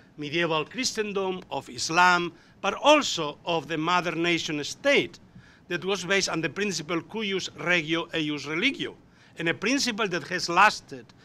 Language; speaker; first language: English; non-native, fluent; Spanish